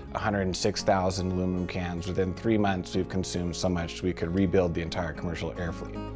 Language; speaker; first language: English; native; English